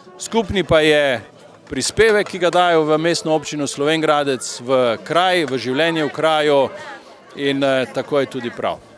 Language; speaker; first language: Slovenian; native; Slovenian